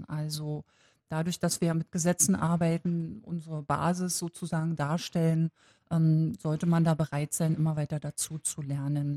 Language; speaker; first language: German; native; German